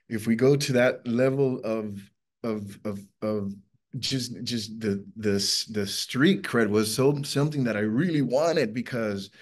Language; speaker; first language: English; non-native, fluent; Spanish